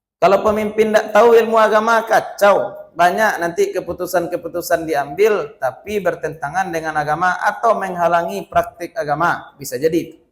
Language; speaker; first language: Malay; non-native, local second language; Minangkabau